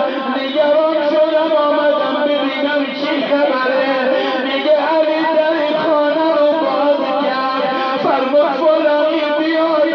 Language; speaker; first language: Persian; native; Persian